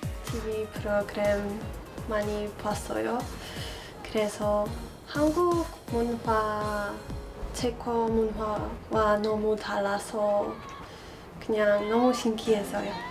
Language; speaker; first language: Korean; non-native, fluent; Czech